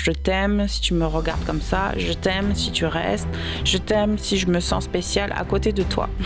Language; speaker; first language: French; native; French